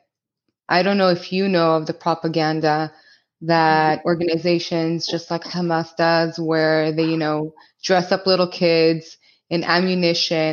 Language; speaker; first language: English; early bilingual, other home language; Hebrew